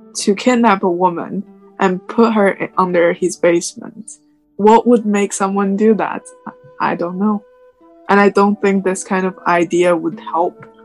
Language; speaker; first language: English; non-native, fluent; Chinese